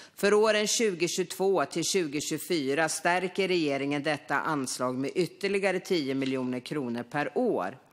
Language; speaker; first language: Swedish; native; Swedish